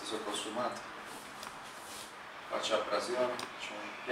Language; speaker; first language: Italian; native; Italian